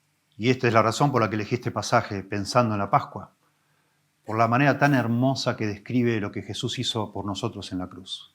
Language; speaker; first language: Spanish; native; Spanish